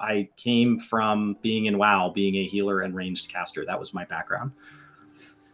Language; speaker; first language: English; native; English